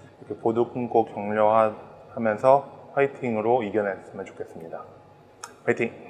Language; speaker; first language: Korean; early bilingual, heritage; Korean